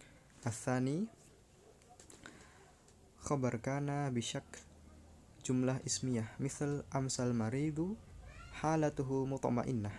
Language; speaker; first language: Arabic; non-native, learner; Indonesian